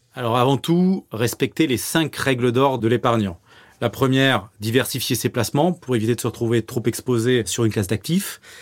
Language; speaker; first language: French; native; French